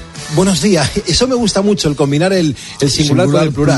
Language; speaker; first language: Spanish; native; Spanish